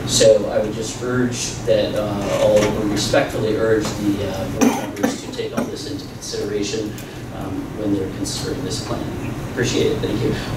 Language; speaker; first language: English; native; English